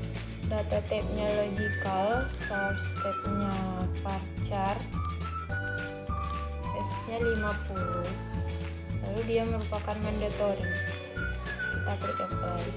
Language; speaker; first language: Indonesian; native; Indonesian